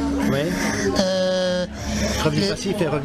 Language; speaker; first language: French; native; French